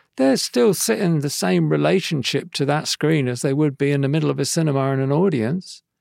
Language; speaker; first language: English; native; English